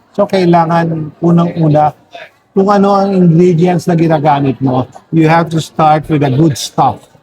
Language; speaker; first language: Filipino; non-native, local second language; Hiligaynon